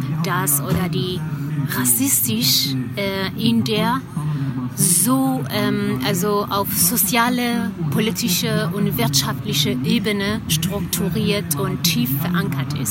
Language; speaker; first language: German; non-native, fluent; Kurdish